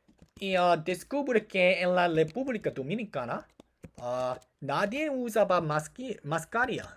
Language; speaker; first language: Spanish; non-native, learner; Korean